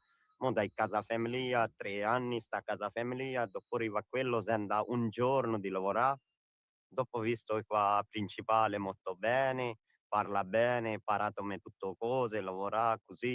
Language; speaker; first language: Italian; non-native, learner; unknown